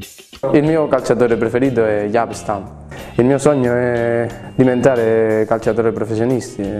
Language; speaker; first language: Italian; non-native, fluent; Spanish